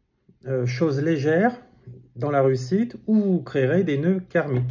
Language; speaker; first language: French; native; French